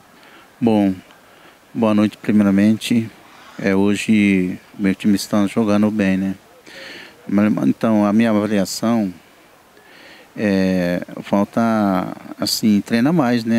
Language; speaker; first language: Portuguese; non-native, local second language; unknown